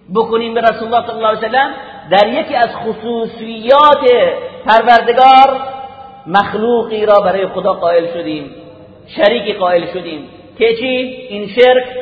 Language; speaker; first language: Persian; native; Persian